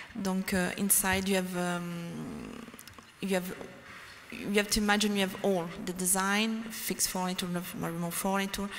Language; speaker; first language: English; non-native, learner; French